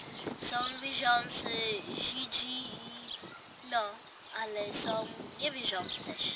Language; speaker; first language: Polish; non-native, fluent; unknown